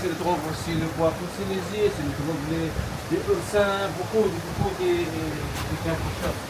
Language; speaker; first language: French; non-native, learner; Arabic